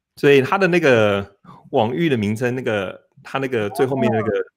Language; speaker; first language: Chinese; native; Chinese